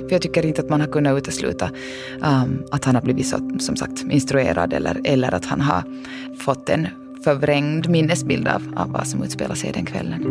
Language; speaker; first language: Swedish; native; Swedish